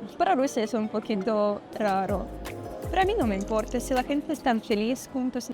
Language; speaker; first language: Spanish; non-native, fluent; Russian